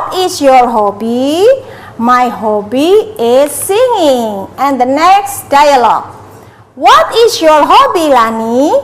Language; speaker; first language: English; non-native, learner; Indonesian